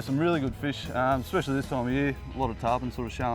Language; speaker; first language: English; native; English